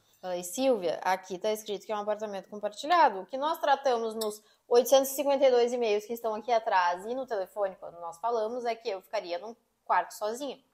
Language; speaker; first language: Portuguese; native; Portuguese